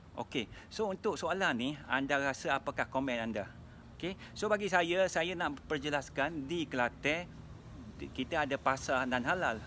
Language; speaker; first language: Malay; non-native, local second language; Min Nan Chinese